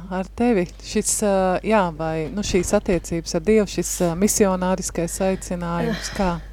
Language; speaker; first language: Latvian; native; Latvian